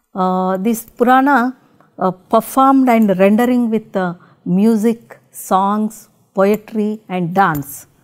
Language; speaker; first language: English; non-native, local second language; Telugu